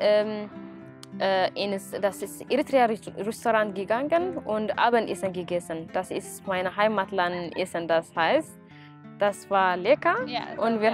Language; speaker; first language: German; non-native, learner; Tigrinya